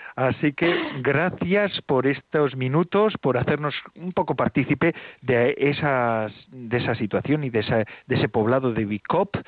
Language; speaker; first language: Spanish; native; Spanish